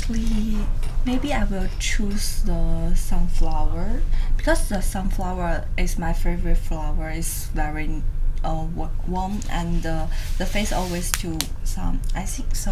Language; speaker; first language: English; non-native, learner; Chinese